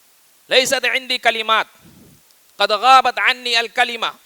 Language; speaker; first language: Arabic; non-native, fluent; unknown